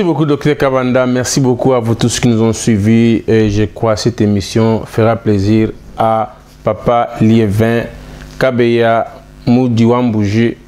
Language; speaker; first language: French; non-native, local second language; Lingala